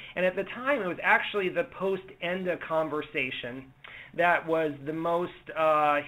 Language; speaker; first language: English; native; English